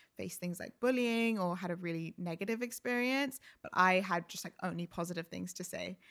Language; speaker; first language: English; native; English